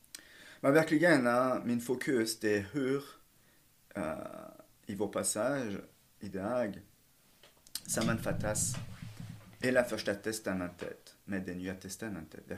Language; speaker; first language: Swedish; non-native, fluent; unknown